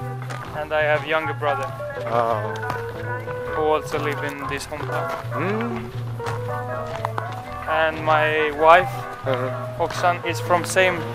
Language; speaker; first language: English; non-native, fluent; Swedish